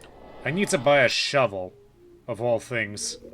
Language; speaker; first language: English; native; English